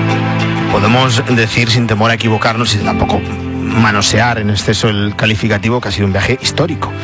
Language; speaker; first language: Spanish; native; Spanish